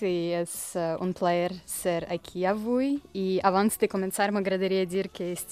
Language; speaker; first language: Catalan; non-native, learner; Russian